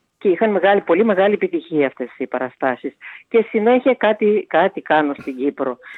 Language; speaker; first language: Greek; early bilingual, heritage; Greek